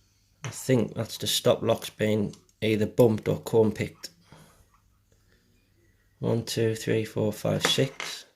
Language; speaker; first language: English; native; English